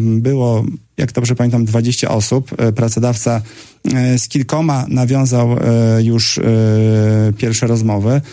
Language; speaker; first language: Polish; native; Polish